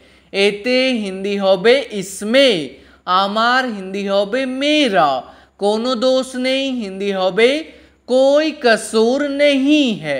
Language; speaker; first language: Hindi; non-native, fluent; Bangla